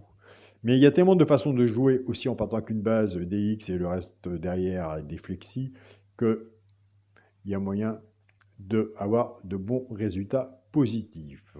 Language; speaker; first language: French; native; French